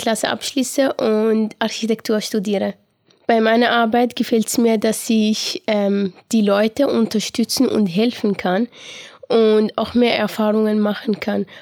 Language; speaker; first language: German; non-native, fluent; Arabic